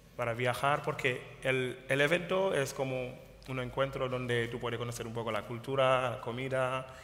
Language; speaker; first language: Spanish; non-native, fluent; Wolof